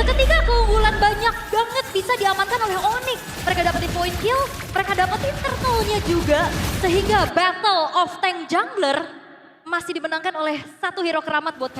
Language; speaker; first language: Indonesian; native; Indonesian